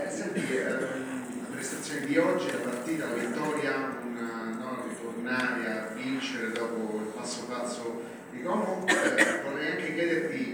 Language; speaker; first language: Italian; native; Italian